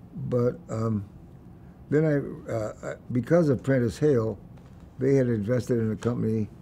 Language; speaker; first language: English; native; English